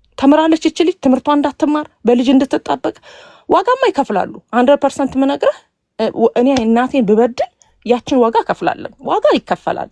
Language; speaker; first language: Amharic; native; Amharic